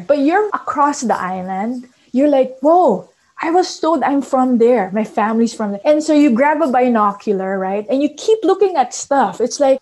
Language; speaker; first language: English; non-native, local second language; Filipino